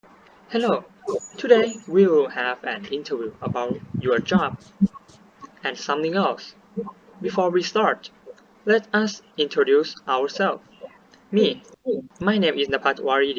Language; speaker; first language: English; non-native, learner; Thai